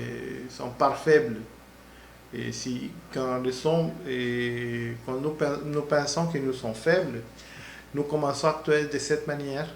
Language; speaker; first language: French; non-native, learner; Spanish